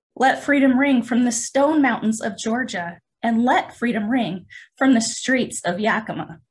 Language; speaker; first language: English; native; English